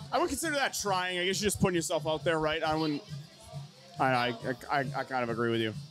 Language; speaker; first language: English; native; English